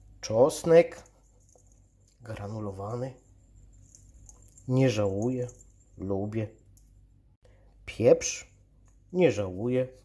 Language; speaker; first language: Polish; native; Polish